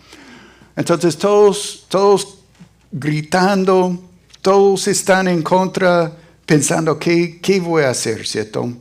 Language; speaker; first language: Spanish; non-native, fluent; English